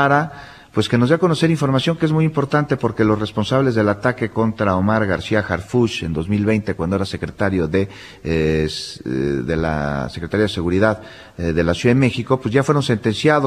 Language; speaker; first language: Spanish; native; Spanish